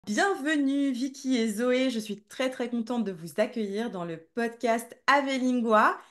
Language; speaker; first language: French; native; French